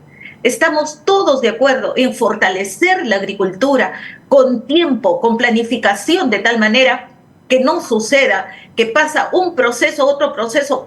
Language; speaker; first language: Spanish; native; Spanish